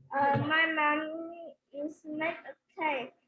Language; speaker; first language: English; non-native, learner; Vietnamese